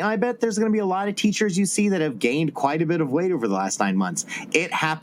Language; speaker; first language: English; native; English